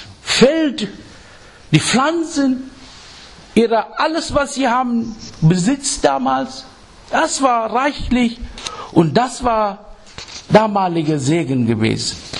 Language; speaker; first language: German; non-native, fluent; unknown